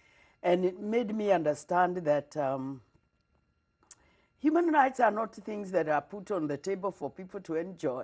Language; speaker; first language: English; non-native, local second language; Kikuyu